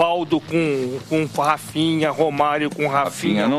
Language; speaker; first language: Portuguese; native; Portuguese